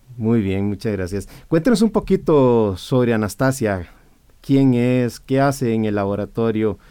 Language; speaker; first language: Spanish; native; Spanish